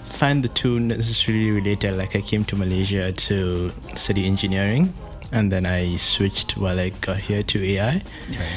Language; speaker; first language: English; non-native, local second language; Hausa